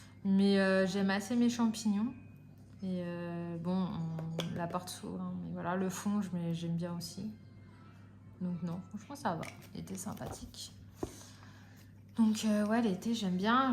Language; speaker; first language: French; native; French